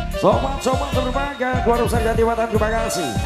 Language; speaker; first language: Indonesian; non-native, local second language; Javanese